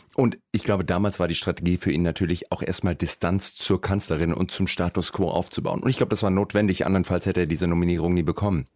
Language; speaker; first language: German; native; German